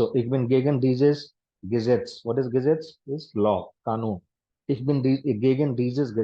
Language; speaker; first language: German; non-native, fluent; Hindi